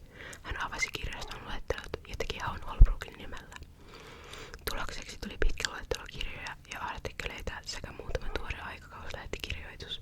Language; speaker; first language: Finnish; native; Finnish